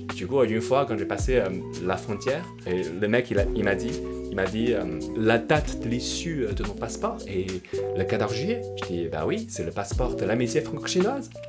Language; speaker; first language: French; non-native, fluent; Chinese